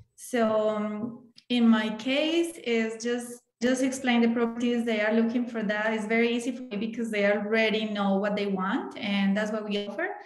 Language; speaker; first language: English; non-native, fluent; Spanish